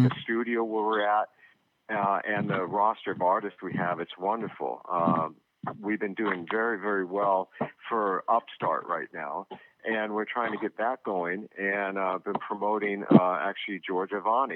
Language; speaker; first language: English; native; English